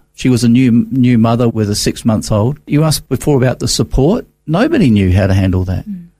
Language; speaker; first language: English; native; English